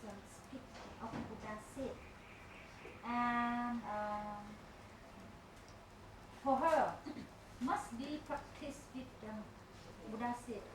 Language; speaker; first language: English; non-native, learner; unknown